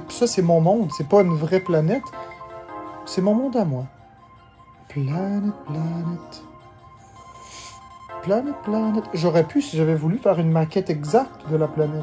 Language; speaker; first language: French; native; French